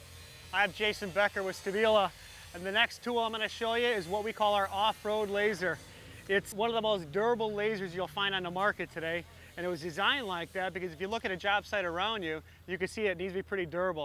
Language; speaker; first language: English; native; English